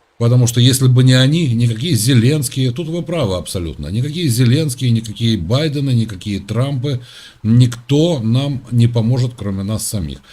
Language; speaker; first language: Russian; native; Russian